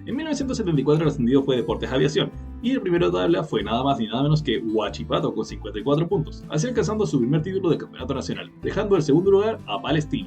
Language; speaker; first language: Spanish; native; Spanish